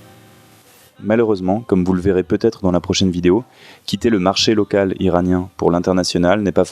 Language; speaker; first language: French; native; French